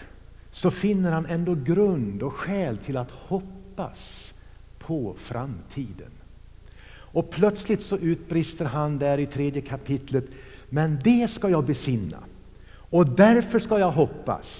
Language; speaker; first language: Swedish; native; Swedish